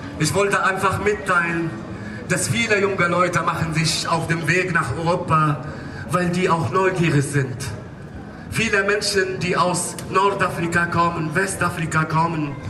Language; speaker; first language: German; non-native, local second language; Arabic